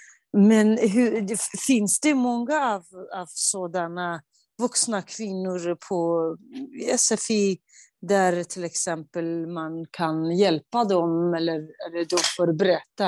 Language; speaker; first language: Swedish; non-native, fluent; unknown